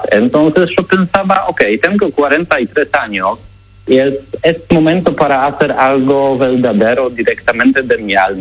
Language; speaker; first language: Spanish; non-native, learner; Polish